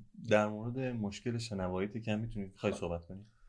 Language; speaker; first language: Persian; native; Persian